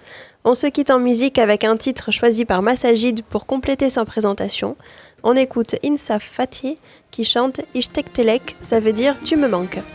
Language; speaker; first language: French; native; French